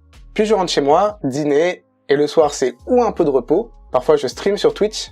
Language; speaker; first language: French; native; French